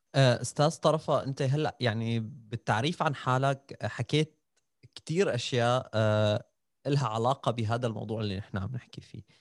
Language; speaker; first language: Arabic; native; Arabic